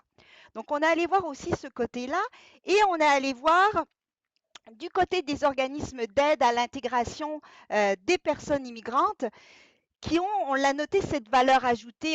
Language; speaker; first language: French; native; French